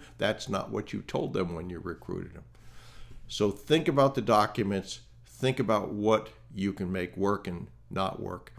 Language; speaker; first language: English; native; English